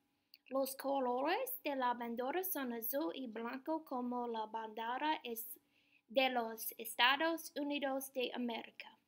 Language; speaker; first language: Spanish; non-native, learner; English